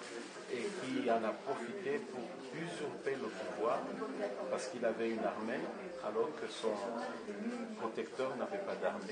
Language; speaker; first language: French; non-native, local second language; Comorian